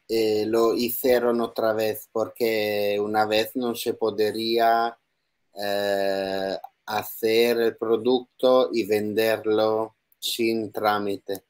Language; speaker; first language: Spanish; non-native, learner; Italian